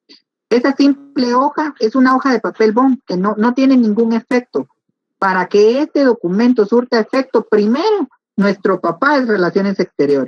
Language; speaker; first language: Spanish; native; Spanish